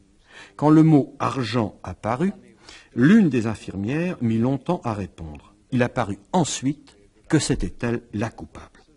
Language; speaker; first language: French; native; French